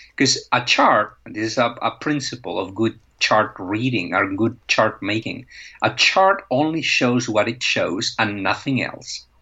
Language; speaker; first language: English; non-native, fluent; Spanish